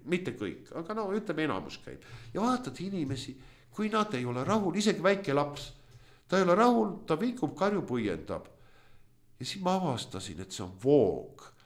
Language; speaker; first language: Estonian; non-native, local second language; Russian